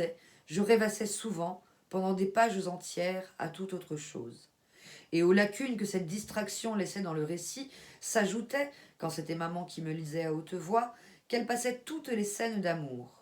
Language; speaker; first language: French; native; French